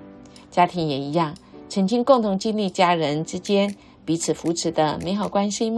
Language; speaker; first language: Chinese; native; Chinese